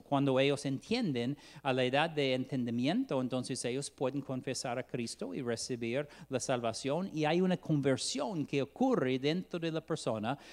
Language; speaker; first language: Spanish; non-native, fluent; English